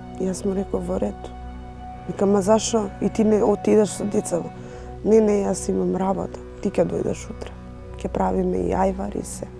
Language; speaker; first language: Macedonian; non-native, local second language; Romany